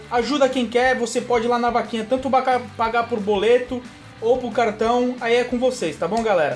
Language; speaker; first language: Portuguese; native; Portuguese